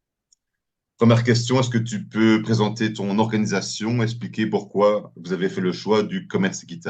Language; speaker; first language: French; native; French